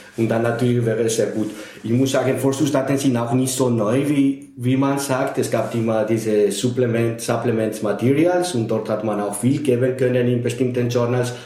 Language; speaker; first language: German; non-native, fluent; Spanish